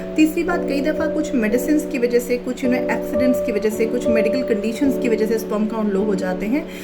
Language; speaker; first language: Hindi; native; Hindi